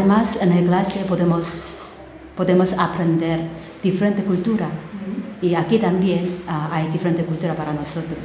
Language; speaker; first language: Spanish; non-native, learner; Korean